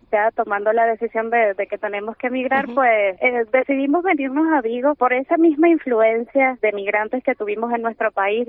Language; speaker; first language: Spanish; native; Spanish